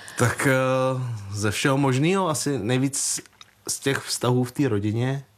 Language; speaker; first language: Czech; early bilingual, other home language; Vietnamese